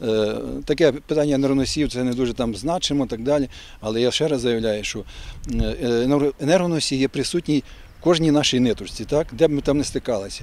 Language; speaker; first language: Ukrainian; native; Ukrainian